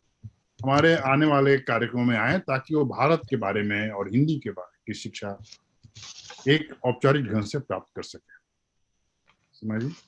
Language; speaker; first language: Hindi; native; Hindi